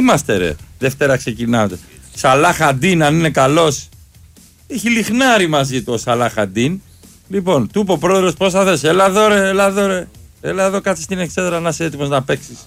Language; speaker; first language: Greek; native; Greek